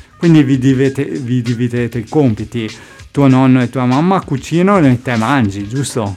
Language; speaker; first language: Italian; native; Italian